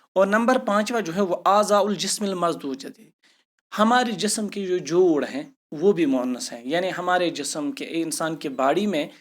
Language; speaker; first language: Urdu; non-native, local second language; Kashmiri